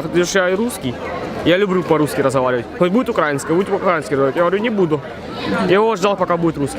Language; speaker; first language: Russian; native; Russian